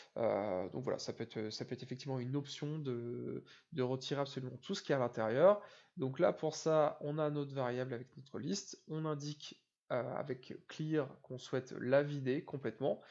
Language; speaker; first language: French; native; French